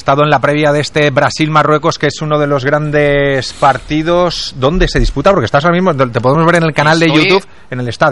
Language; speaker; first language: Spanish; native; Spanish